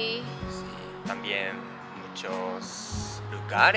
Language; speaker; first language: Spanish; non-native, learner; Japanese